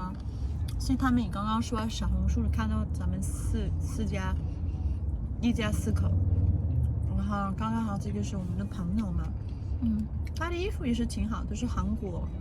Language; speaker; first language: Chinese; early bilingual, heritage; English